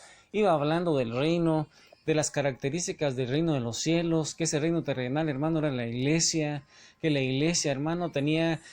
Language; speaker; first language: Spanish; native; Spanish